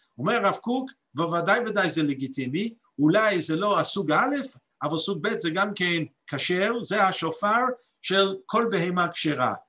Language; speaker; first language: Hebrew; non-native, fluent; English